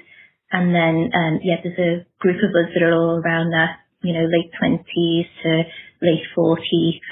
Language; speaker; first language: English; native; English